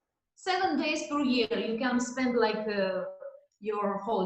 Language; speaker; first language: English; non-native, learner; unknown